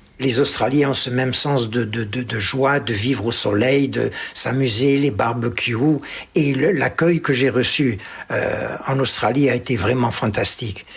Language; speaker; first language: French; native; French